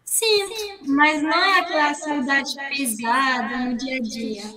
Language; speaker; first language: Portuguese; non-native, fluent; French